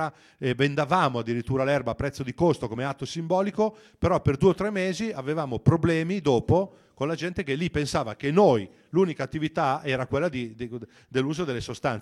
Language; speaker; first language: Italian; native; Italian